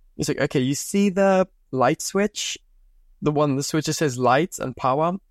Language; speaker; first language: English; native; English